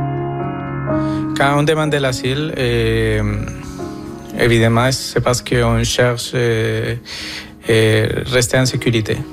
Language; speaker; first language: French; non-native, fluent; Spanish